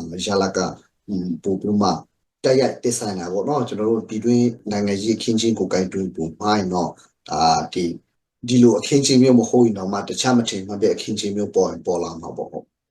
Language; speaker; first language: Burmese; non-native, local second language; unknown